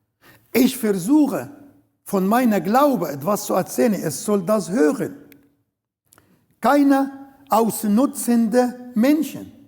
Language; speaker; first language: German; non-native, learner; Arabic